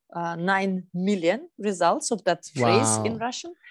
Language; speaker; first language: English; non-native, fluent; Russian